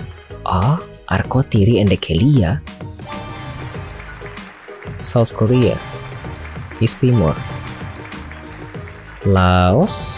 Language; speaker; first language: English; non-native, learner; Indonesian